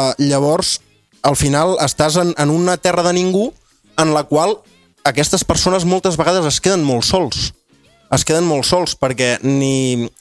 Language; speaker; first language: Catalan; native; Catalan